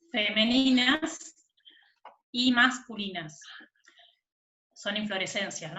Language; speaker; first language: Spanish; native; Spanish